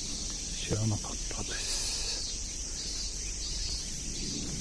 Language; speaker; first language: Japanese; non-native, learner; English